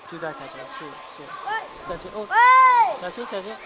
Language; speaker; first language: Chinese; non-native, learner; English